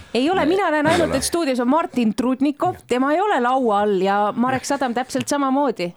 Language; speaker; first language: Estonian; native; Estonian